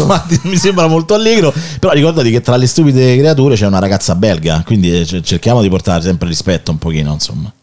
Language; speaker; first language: Italian; native; Italian